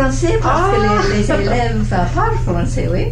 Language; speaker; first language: French; non-native, learner; English